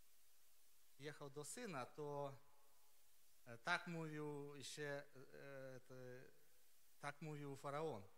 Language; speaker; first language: Polish; non-native, learner; Ukrainian